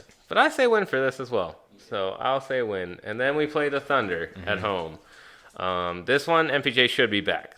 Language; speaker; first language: English; native; English